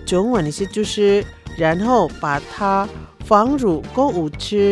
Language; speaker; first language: Chinese; early bilingual, heritage; Chinese